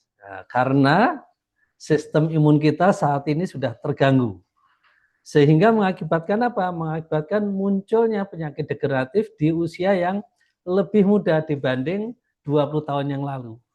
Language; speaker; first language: Indonesian; native; Indonesian